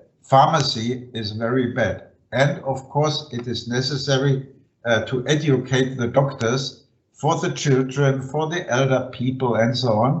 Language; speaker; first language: English; non-native, fluent; German